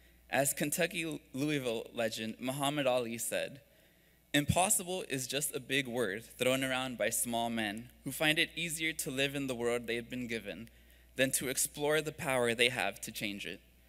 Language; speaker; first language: English; early bilingual, other home language; Spanish